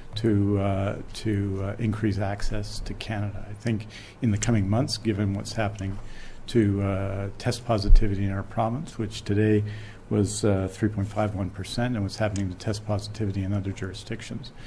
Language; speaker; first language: English; native; English